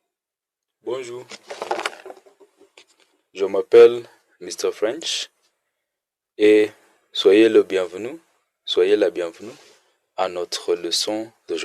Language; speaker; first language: French; non-native, fluent; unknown